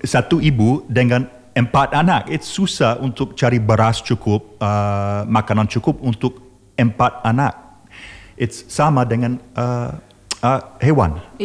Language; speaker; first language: Indonesian; non-native, learner; English